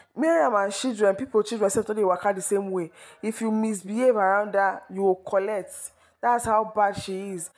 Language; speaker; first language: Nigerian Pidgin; non-native, local second language; Yoruba